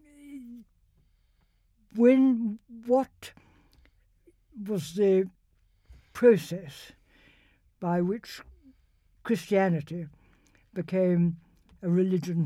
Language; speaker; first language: English; native; English